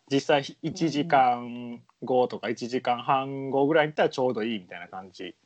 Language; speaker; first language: Japanese; native; Japanese